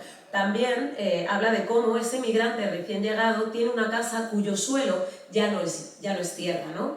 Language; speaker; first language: Spanish; native; Spanish